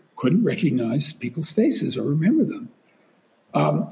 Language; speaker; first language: English; native; English